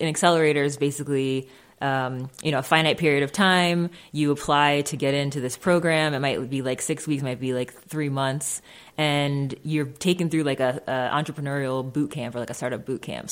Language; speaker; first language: English; native; English